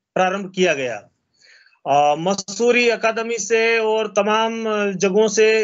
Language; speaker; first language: Hindi; native; Hindi